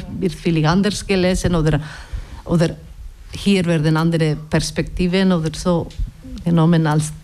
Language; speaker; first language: German; non-native, learner; Basque